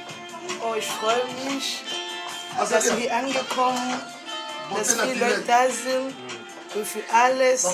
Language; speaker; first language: German; non-native, learner; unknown